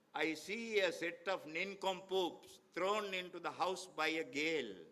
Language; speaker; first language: English; non-native, local second language; Sinhala